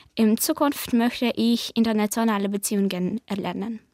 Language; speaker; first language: German; non-native, learner; Ukrainian